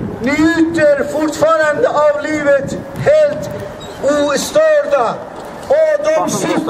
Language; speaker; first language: Swedish; non-native, fluent; Azerbaijani